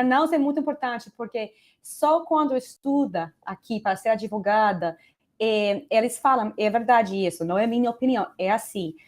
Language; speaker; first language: Portuguese; non-native, fluent; Spanish